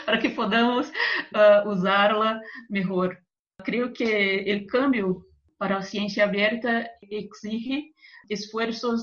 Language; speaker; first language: Spanish; non-native, fluent; Portuguese